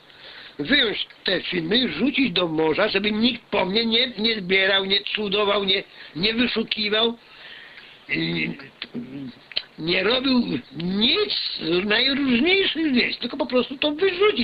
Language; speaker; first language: Polish; native; Polish